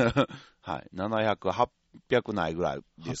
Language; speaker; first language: Japanese; native; Japanese